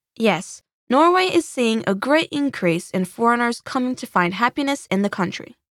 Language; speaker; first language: English; non-native, fluent; Swedish